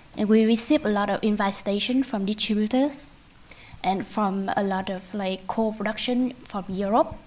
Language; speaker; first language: English; non-native, learner; Vietnamese